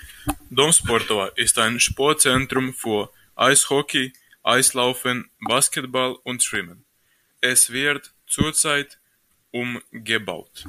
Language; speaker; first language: German; non-native, learner; Croatian